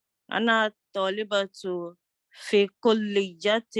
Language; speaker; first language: Arabic; non-native, learner; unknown